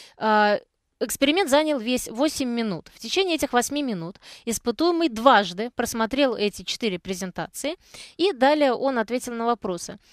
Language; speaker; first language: Russian; native; Russian